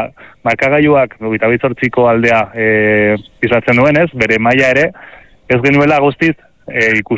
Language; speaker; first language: Basque; native; Basque